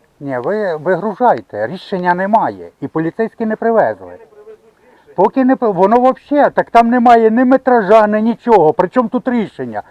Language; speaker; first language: Ukrainian; native; Ukrainian